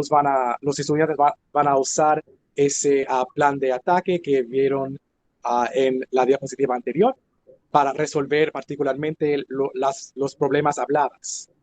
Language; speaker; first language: Spanish; non-native, fluent; English